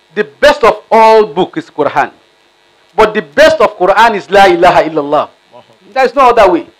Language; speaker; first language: English; non-native, local second language; Yoruba